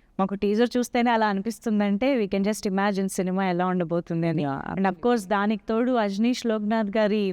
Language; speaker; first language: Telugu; native; Telugu